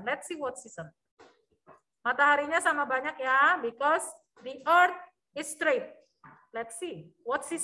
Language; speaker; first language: English; non-native, learner; Indonesian